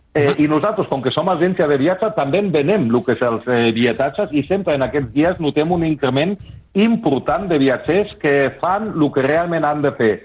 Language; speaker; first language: Catalan; early bilingual, other home language; German